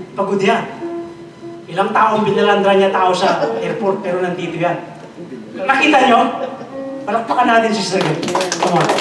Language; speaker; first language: Filipino; non-native, local second language; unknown